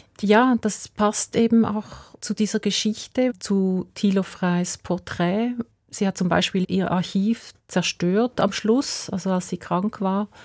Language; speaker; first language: German; native; German